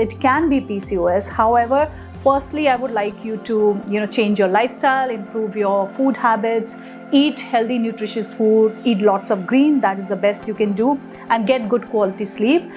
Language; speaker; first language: English; non-native, local second language; Hindi